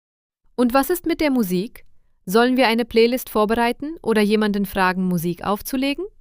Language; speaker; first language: German; non-native, fluent; Hindi